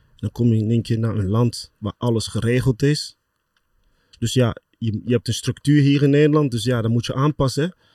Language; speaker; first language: Dutch; early bilingual, other home language; Lingala